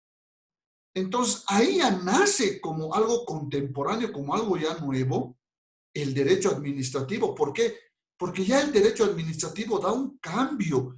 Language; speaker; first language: Spanish; native; Spanish